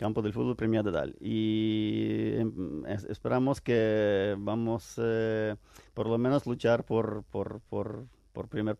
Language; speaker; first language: Spanish; non-native, fluent; Ukrainian